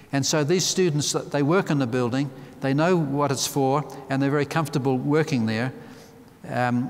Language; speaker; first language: English; native; English